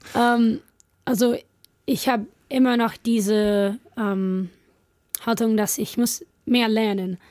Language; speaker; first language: German; non-native, learner; English